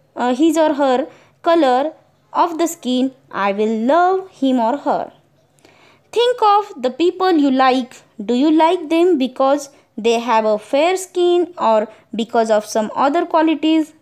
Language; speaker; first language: English; non-native, local second language; Marathi